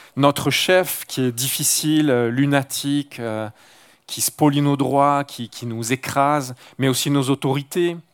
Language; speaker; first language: French; native; French